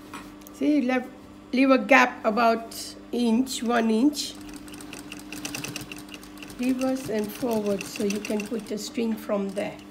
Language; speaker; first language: English; non-native, fluent; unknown